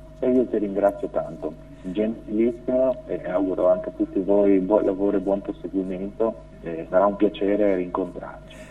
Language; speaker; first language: Italian; early bilingual, other home language; Portuguese